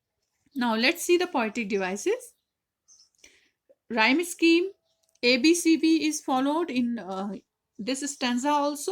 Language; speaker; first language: English; non-native, local second language; Hindi